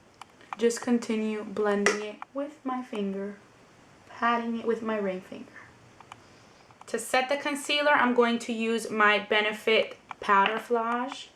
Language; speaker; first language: English; native; English